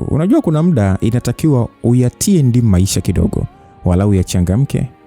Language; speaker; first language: Swahili; native; Swahili